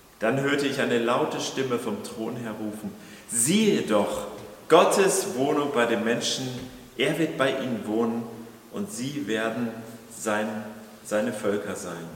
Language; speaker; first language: German; native; German